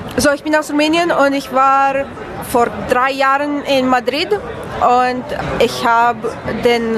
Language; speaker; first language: German; non-native, fluent; Romanian